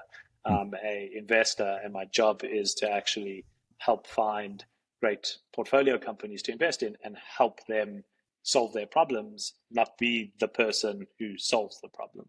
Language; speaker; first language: English; native; English